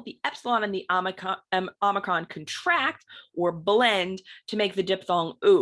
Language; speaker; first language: English; native; English